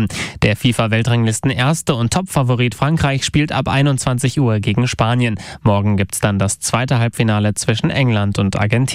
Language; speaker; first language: German; native; German